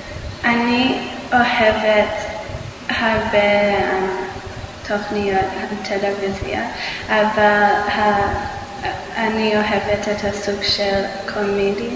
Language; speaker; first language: Hebrew; non-native, learner; English